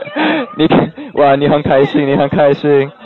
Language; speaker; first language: Chinese; non-native, learner; English